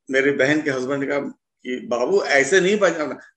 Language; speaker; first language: Hindi; native; Hindi